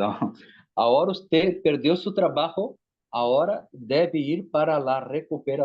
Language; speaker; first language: Spanish; non-native, fluent; Portuguese